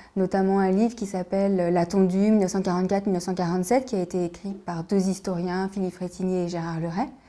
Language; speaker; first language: French; native; French